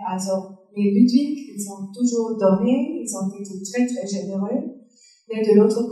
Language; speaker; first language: French; non-native, fluent; German